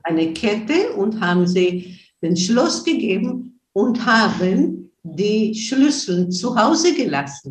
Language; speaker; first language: German; non-native, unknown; Spanish